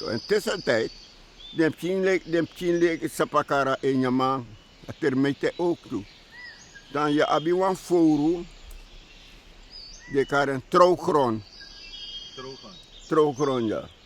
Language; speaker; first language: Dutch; non-native, local second language; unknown